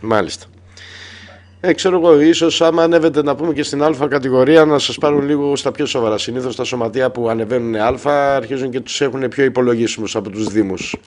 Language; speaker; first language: Greek; native; Greek